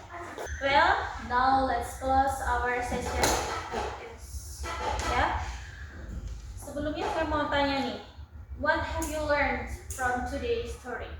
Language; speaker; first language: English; non-native, learner; Indonesian